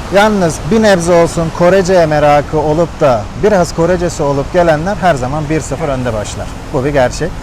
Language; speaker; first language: Turkish; native; Turkish